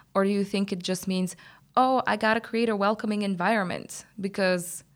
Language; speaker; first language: English; non-native, fluent; Bulgarian